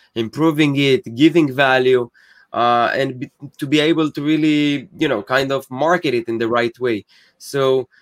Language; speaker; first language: English; non-native, fluent; Hebrew